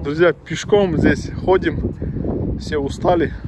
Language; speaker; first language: Russian; non-native, fluent; Turkish